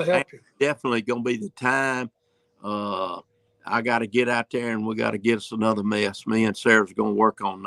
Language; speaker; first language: English; native; English